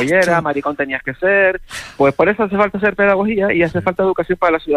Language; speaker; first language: Spanish; native; Spanish